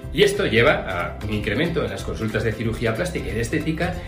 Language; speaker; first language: Spanish; native; Spanish